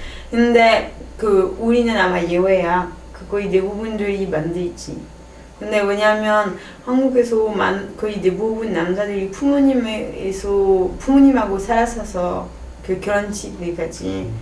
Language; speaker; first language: Korean; non-native, learner; French